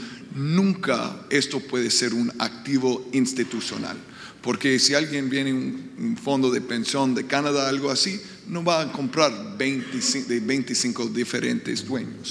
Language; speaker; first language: Spanish; non-native, fluent; English